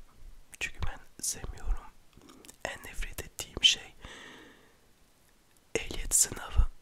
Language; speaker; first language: Turkish; early bilingual, heritage; French